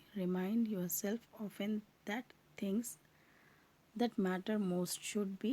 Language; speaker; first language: English; non-native, local second language; Urdu